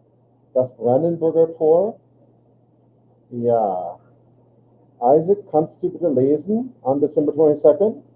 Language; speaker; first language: German; non-native, fluent; English